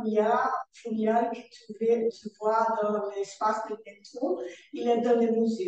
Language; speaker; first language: French; non-native, learner; Portuguese